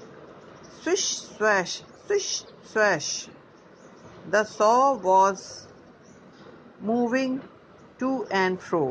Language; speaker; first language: English; non-native, local second language; Hindi